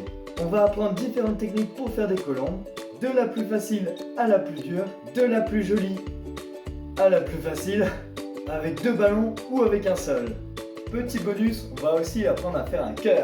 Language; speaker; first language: French; native; French